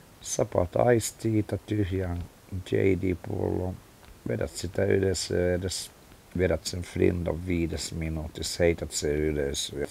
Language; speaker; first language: Finnish; early bilingual, other home language; Swedish